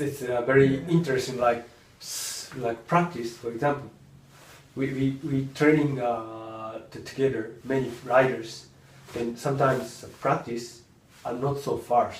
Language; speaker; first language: English; non-native, learner; Japanese